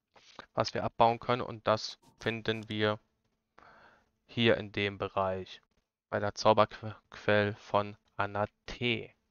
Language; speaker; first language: German; native; German